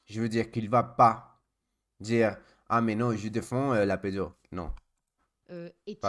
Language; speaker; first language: French; non-native, learner; Spanish